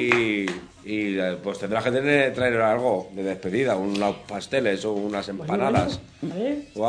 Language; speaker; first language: Spanish; native; Spanish